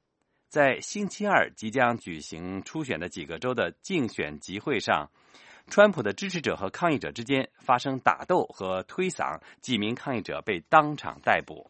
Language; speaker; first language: Chinese; native; Chinese